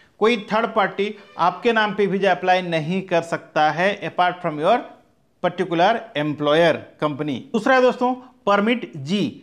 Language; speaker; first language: Hindi; native; Hindi